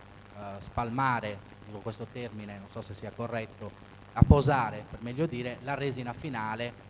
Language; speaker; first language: Italian; native; Italian